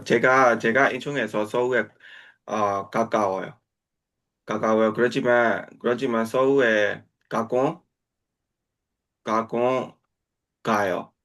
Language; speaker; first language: Korean; non-native, learner; Burmese